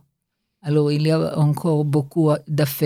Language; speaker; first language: French; non-native, learner; Hebrew